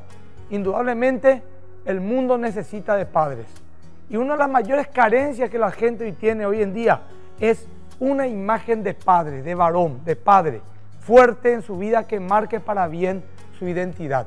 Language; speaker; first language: Spanish; native; Spanish